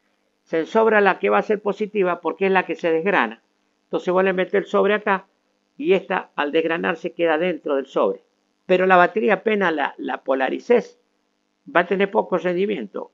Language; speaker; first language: Spanish; native; Spanish